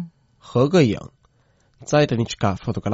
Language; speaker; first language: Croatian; non-native, fluent; Chinese